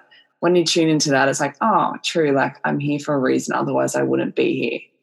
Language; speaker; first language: English; native; English